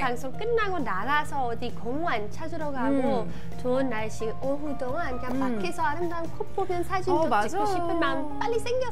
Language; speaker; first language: Korean; non-native, learner; English